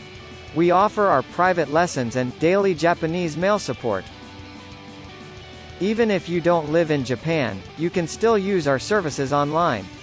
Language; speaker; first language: English; non-native, fluent; Japanese